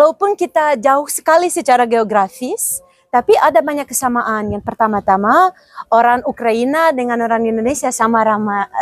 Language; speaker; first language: Indonesian; non-native, fluent; Ukrainian